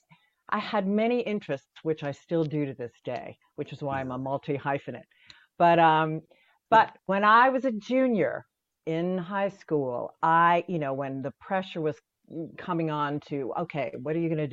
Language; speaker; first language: English; native; English